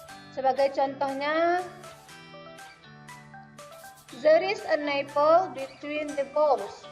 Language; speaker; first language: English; non-native, fluent; Indonesian